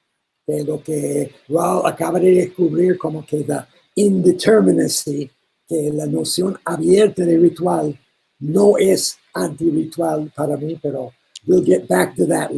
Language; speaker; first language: Spanish; non-native, learner; English